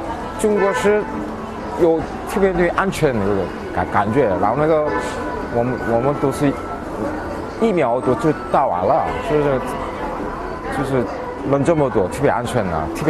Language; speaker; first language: Chinese; non-native, learner; Korean